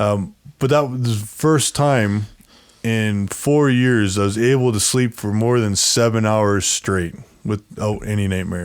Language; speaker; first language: English; native; English